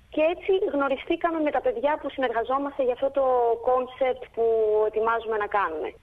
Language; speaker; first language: Greek; native; Greek